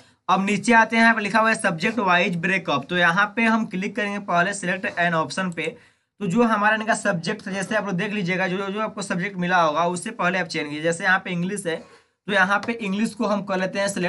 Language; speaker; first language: Hindi; native; Hindi